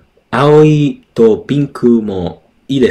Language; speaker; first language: Japanese; non-native, learner; English